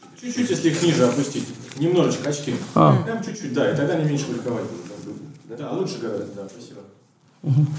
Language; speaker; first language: Russian; non-native, fluent; Arabic